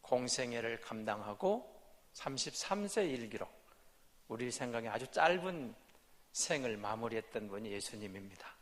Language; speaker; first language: Korean; native; Korean